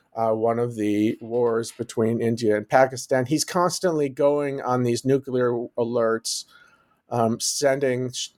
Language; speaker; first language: English; native; English